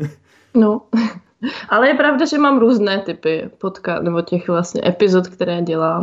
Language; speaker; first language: Czech; native; Czech